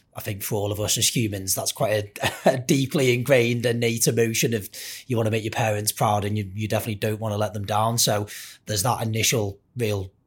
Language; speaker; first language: English; native; English